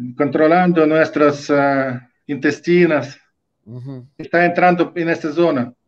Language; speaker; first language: Spanish; non-native, fluent; Russian